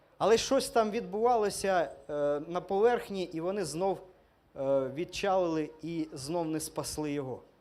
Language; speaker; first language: Ukrainian; non-native, local second language; Russian